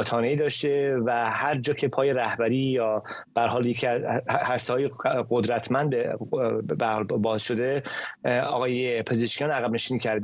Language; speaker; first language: Persian; native; Persian